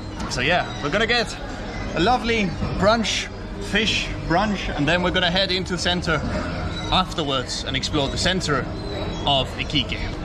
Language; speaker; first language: English; non-native, fluent; Danish